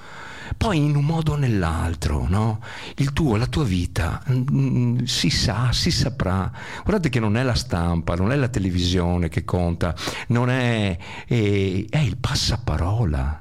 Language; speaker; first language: Italian; native; Italian